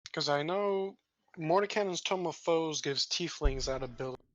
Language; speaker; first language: English; native; English